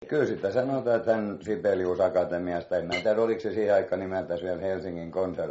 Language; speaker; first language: Finnish; native; Finnish